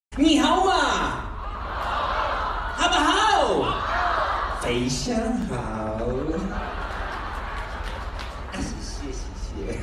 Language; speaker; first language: Chinese; non-native, learner; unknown